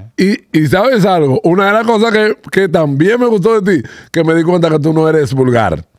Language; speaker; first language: Spanish; native; Spanish